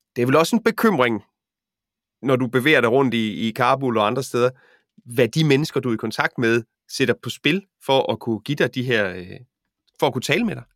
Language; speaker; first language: Danish; native; Danish